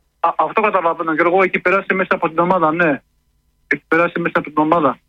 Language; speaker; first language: Greek; native; Greek